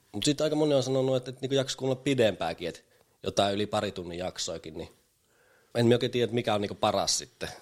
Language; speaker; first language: Finnish; native; Finnish